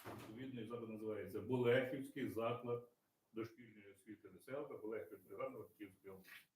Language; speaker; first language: Ukrainian; native; Ukrainian